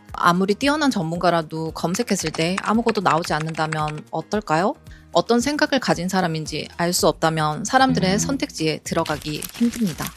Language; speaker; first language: Korean; native; Korean